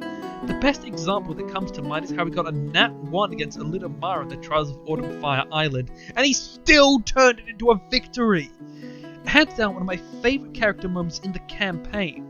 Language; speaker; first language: English; native; English